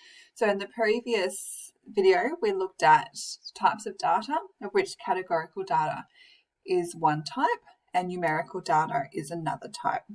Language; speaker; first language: English; native; English